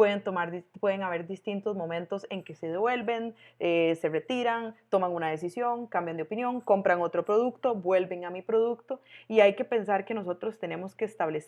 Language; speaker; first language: Spanish; native; Spanish